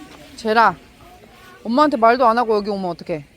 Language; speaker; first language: Korean; native; Korean